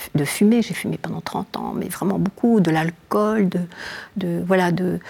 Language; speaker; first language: French; native; French